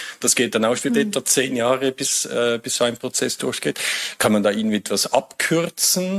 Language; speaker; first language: German; native; German